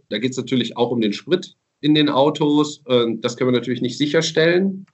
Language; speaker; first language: German; native; German